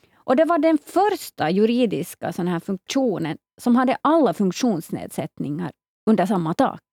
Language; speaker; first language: Swedish; native; Swedish